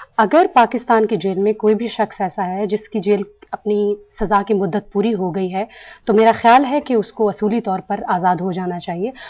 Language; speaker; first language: Urdu; native; Urdu